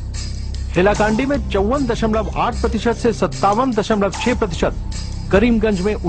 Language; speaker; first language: Hindi; native; Hindi